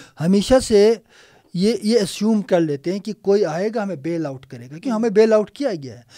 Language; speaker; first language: Urdu; non-native, local second language; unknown